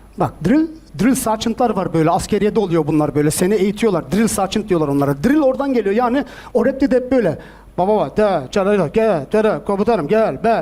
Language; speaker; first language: Turkish; early bilingual, heritage; Turkish